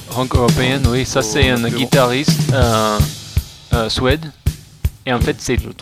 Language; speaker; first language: French; non-native, fluent; English